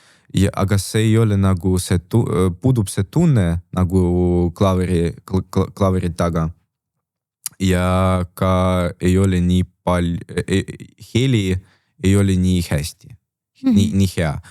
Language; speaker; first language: Estonian; non-native, local second language; Russian